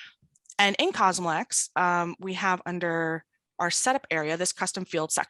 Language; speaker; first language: English; native; English